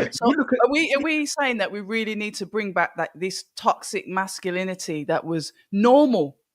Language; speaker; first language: English; native; English